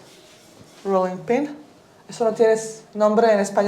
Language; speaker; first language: Spanish; early bilingual, heritage; Bosnian